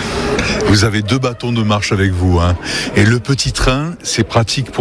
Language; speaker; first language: French; native; French